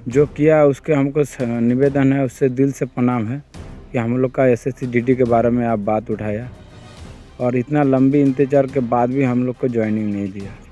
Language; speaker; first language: Hindi; non-native, local second language; Bangla